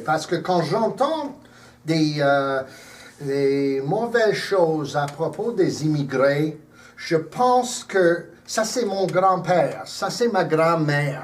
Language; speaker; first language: French; non-native, local second language; English